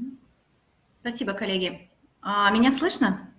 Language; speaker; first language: Russian; native; Russian